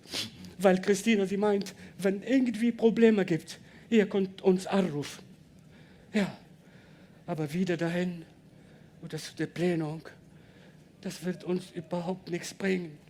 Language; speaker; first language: German; non-native, learner; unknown